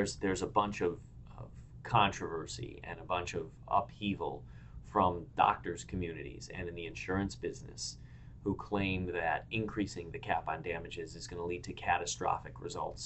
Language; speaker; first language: English; native; English